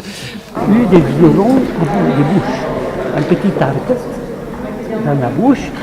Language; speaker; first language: French; non-native, fluent; Spanish